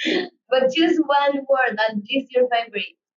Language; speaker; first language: English; non-native, learner; Spanish